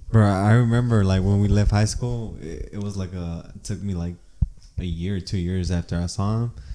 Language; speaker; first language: English; early bilingual, other home language; Spanish